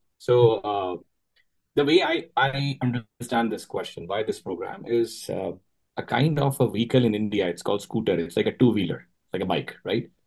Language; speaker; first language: English; non-native, local second language; Urdu